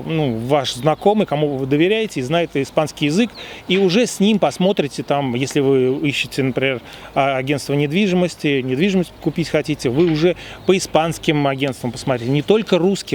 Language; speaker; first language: Russian; native; Russian